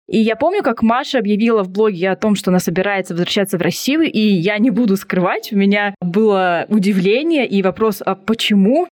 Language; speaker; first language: Russian; native; Russian